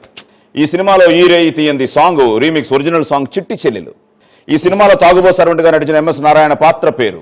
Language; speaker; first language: Telugu; native; Telugu